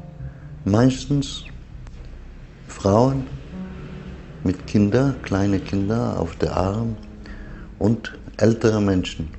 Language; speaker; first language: German; non-native, learner; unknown